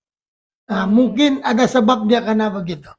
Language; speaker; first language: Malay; non-native, local second language; Filipino